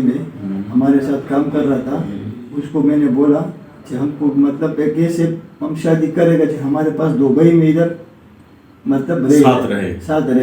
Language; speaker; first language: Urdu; non-native, local second language; Pashto